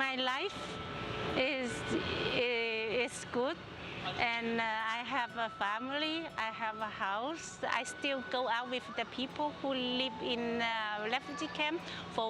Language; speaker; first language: English; non-native, learner; Cantonese